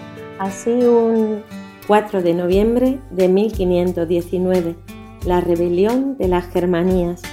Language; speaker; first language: Spanish; native; Spanish